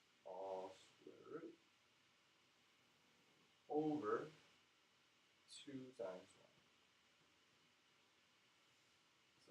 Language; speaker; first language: English; native; English